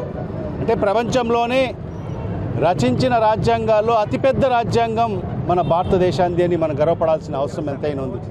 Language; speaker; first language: Telugu; native; Telugu